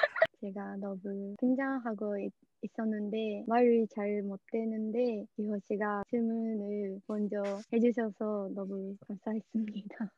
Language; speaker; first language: Korean; non-native, learner; Japanese